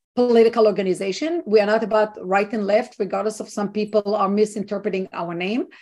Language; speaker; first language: English; non-native, fluent; Hebrew